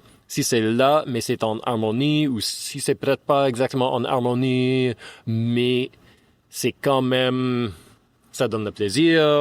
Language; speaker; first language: French; non-native, fluent; English